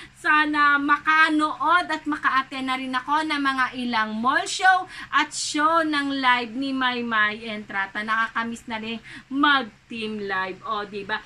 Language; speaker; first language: Filipino; native; Filipino